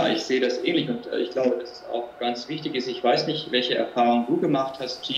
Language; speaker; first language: German; native; German